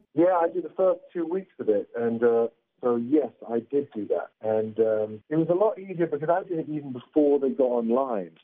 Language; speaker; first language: English; native; English